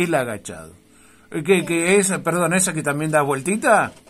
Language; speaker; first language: Spanish; native; Spanish